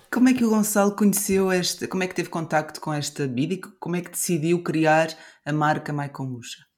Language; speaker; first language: Portuguese; native; Portuguese